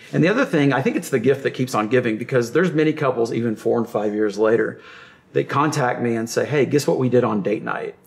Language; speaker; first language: English; native; English